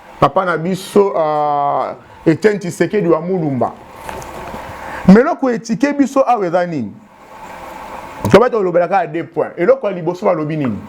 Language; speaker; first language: Lingala; native; Lingala